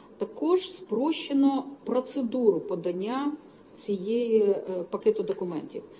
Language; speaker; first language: Ukrainian; native; Ukrainian